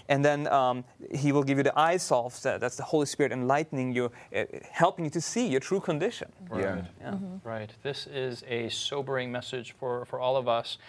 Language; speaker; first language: English; non-native, fluent; German